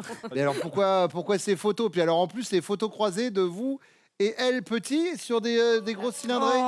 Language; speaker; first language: French; native; French